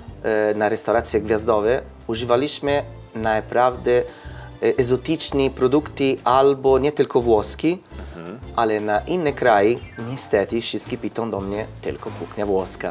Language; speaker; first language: Polish; non-native, learner; Italian